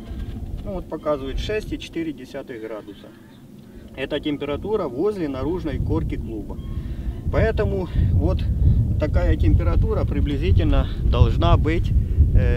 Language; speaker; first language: Russian; native; Russian